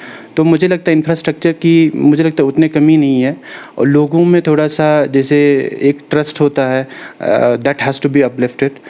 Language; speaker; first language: Hindi; non-native, local second language; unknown